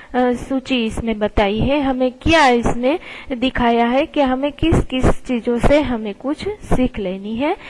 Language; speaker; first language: Hindi; non-native, local second language; Gujarati